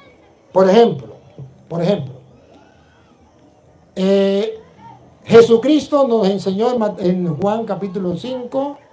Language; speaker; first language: Spanish; native; Spanish